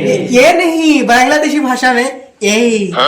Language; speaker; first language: Hindi; non-native, local second language; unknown